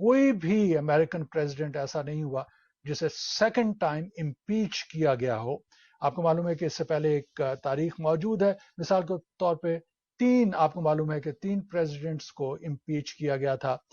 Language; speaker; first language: Urdu; native; Urdu